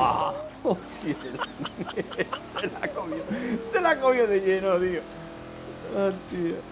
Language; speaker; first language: Spanish; native; Spanish